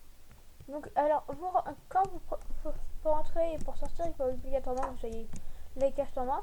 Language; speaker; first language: French; native; French